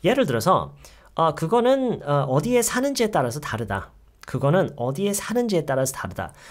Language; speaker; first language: Korean; native; Korean